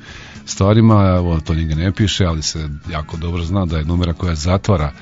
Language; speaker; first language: Croatian; native; Croatian